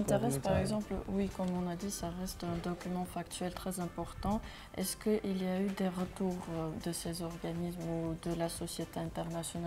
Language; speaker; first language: French; non-native, fluent; Armenian